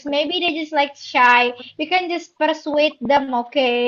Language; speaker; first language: English; non-native, learner; Indonesian